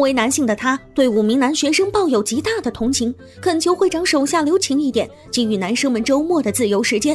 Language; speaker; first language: Chinese; native; Chinese